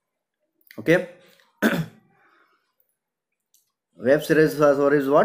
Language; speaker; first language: English; non-native, local second language; Marathi